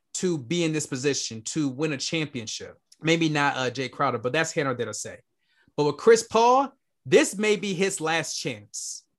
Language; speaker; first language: English; native; English